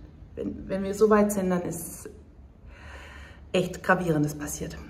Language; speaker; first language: German; native; German